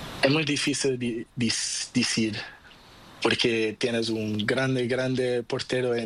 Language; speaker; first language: Spanish; non-native, learner; Portuguese